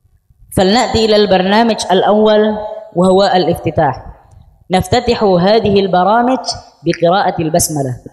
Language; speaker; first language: Arabic; non-native, fluent; Indonesian